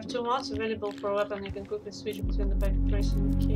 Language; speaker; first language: English; non-native, learner; Russian